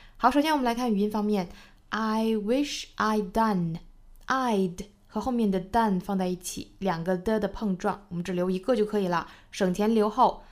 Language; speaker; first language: Chinese; native; Chinese